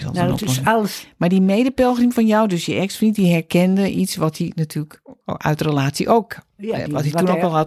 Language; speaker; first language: Dutch; native; Dutch